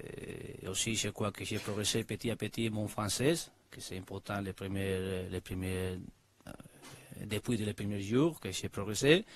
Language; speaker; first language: French; non-native, learner; Spanish